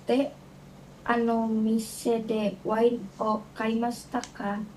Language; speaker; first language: Japanese; non-native, learner; Indonesian